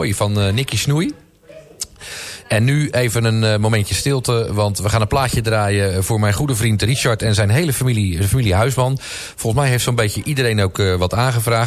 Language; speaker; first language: Dutch; native; Dutch